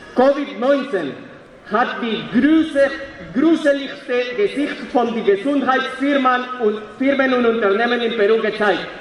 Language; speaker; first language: German; non-native, learner; Spanish